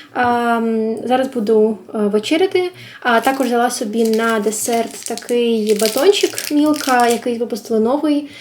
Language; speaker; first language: Ukrainian; non-native, local second language; Russian